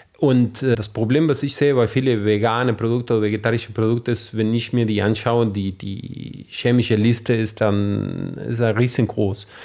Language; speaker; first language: German; non-native, fluent; Spanish